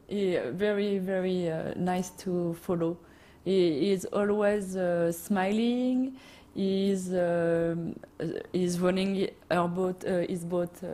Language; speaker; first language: English; non-native, learner; French